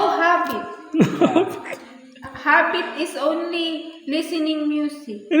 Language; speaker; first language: English; non-native, learner; Filipino